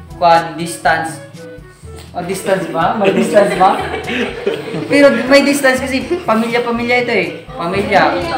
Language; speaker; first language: Filipino; non-native, local second language; Cebuano